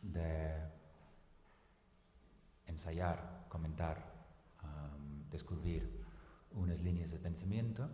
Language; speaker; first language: Spanish; non-native, local second language; Catalan